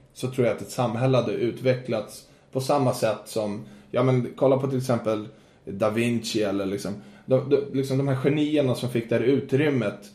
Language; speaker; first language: Swedish; native; Swedish